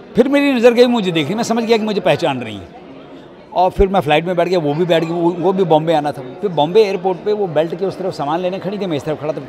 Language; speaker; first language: Hindi; non-native, local second language; Punjabi